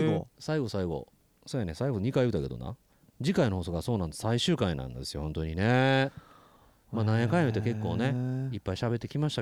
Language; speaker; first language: Japanese; native; Japanese